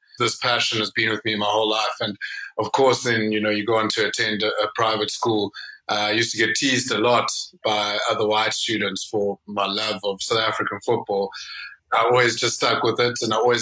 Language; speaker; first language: English; native; English